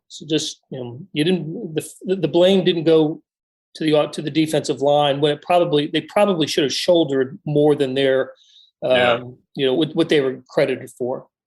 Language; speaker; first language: English; native; English